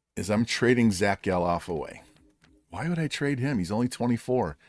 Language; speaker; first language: English; native; English